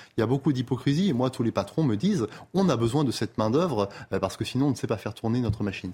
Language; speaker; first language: French; native; French